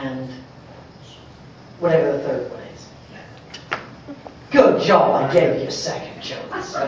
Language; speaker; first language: English; native; English